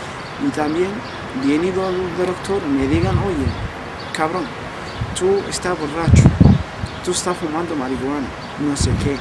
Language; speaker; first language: Spanish; non-native, learner; Arabic